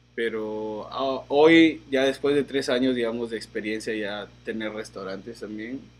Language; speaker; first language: Spanish; native; Spanish